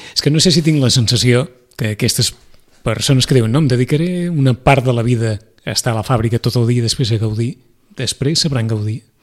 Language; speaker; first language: Catalan; native; Catalan